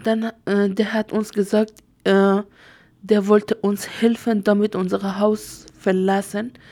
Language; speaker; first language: German; non-native, learner; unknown